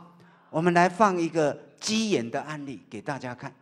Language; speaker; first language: Chinese; native; Chinese